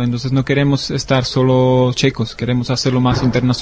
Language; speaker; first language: Spanish; non-native, learner; Czech